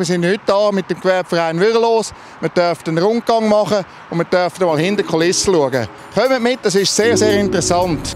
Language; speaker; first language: German; native; German